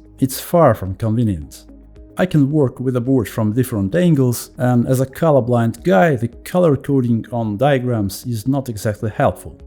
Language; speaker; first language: English; non-native, fluent; Russian